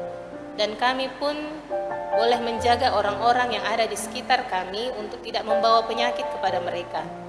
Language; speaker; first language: Indonesian; native; Indonesian